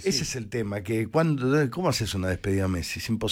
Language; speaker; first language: Spanish; native; Spanish